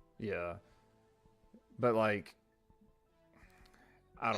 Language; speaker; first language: English; native; English